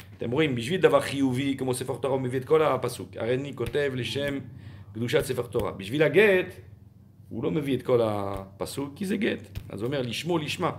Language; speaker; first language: Hebrew; non-native, fluent; French